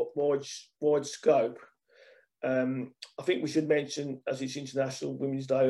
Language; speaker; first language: English; native; English